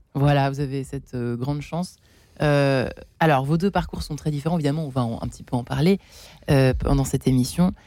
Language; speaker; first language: French; native; French